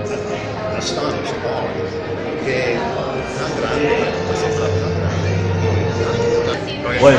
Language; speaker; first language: Spanish; non-native, learner; English